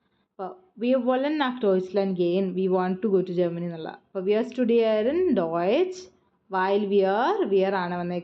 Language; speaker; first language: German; non-native, fluent; Malayalam